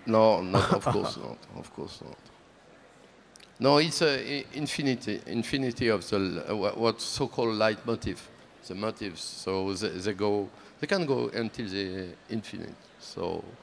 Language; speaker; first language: English; non-native, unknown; French